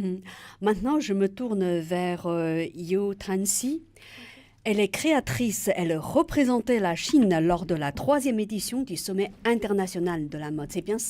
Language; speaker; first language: French; native; French